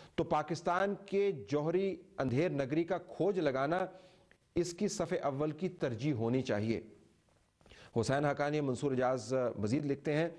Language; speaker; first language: Urdu; native; Urdu